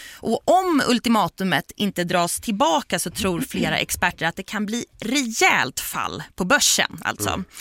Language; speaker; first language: Swedish; native; Swedish